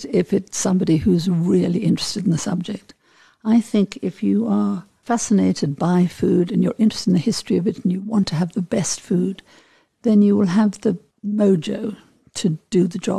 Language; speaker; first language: English; native; English